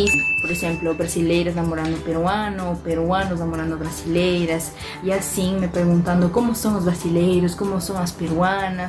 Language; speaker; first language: Portuguese; non-native, fluent; Spanish